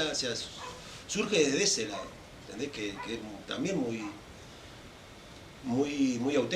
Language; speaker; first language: Spanish; native; Spanish